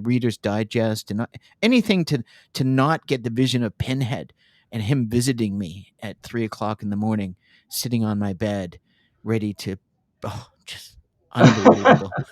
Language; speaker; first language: English; native; English